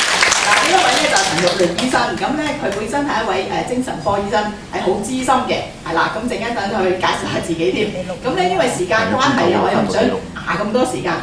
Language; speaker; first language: Cantonese; native; Cantonese